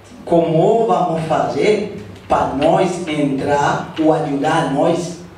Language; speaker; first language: Portuguese; non-native, learner; Haitian Creole